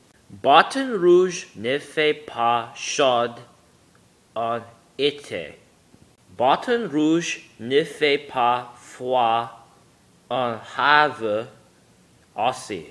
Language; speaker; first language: French; non-native, learner; English